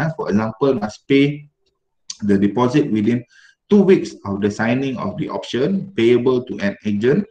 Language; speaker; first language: English; non-native, local second language; Malay